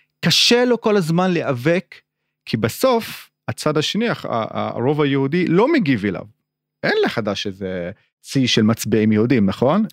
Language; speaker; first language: Hebrew; non-native, local second language; Arabic